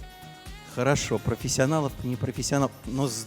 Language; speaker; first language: Russian; native; Russian